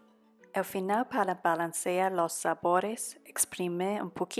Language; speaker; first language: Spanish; non-native, fluent; Cantonese